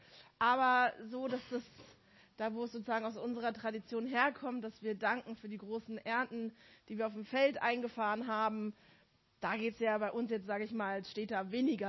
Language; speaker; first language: German; native; German